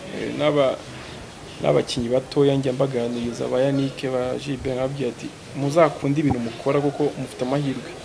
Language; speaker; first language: Kinyarwanda; native; Kinyarwanda